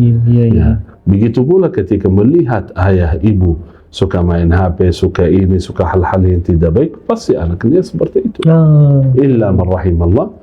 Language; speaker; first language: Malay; non-native, fluent; Arabic